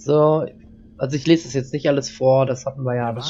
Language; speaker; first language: German; native; German